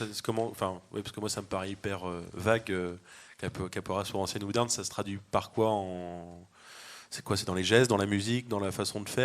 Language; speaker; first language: French; native; French